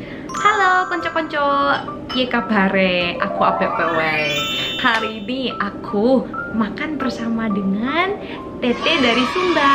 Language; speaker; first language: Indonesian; non-native, fluent; Korean